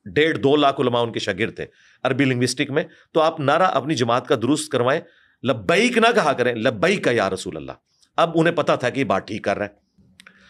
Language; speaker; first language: Urdu; non-native, local second language; Punjabi